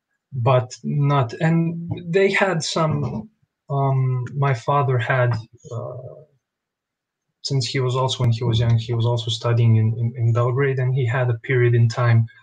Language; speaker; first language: English; non-native, fluent; Bosnian